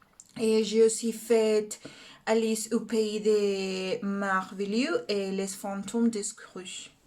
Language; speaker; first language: French; non-native, learner; Spanish